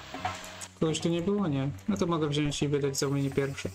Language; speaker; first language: Polish; native; Polish